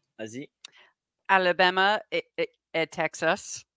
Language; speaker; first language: French; non-native, learner; English